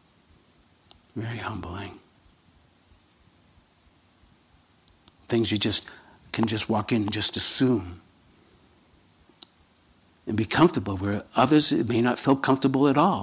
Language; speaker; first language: English; native; English